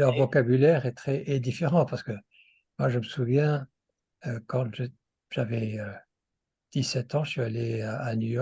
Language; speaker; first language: French; non-native, fluent; English